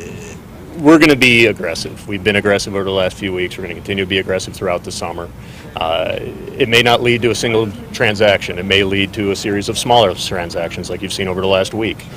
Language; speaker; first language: English; native; English